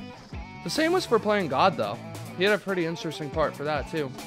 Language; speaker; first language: English; native; English